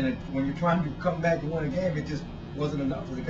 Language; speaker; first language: English; native; English